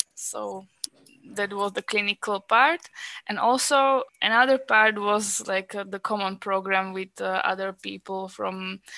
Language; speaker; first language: English; non-native, fluent; Slovak